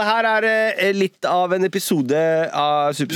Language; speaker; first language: Norwegian; native; Norwegian